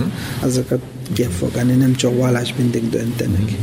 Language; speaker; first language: Hungarian; non-native, learner; Tibetan